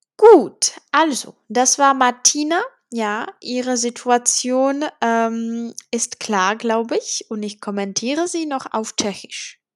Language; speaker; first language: German; non-native, fluent; Czech